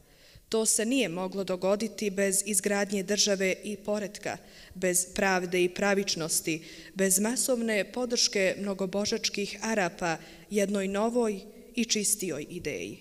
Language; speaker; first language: Bosnian; native; Bosnian